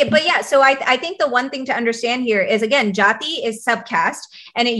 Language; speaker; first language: English; native; English